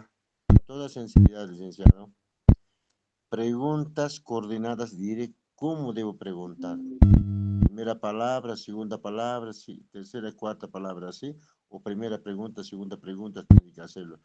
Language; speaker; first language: Spanish; non-native, local second language; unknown